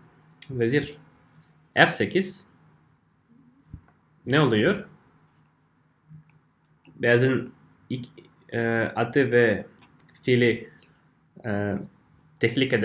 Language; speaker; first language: Turkish; non-native, fluent; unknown